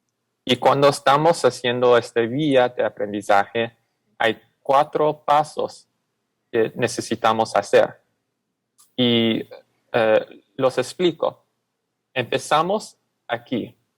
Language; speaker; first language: Spanish; non-native, fluent; English